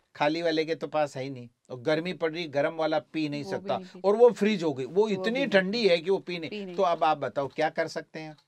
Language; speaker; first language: Hindi; native; Hindi